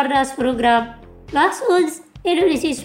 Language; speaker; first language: German; non-native, fluent; Indonesian